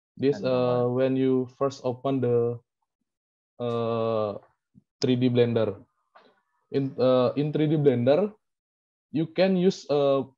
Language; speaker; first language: English; non-native, learner; Indonesian